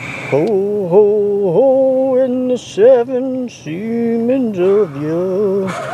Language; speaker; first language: English; native; English